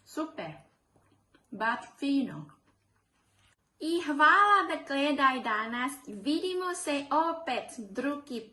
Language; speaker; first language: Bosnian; non-native, learner; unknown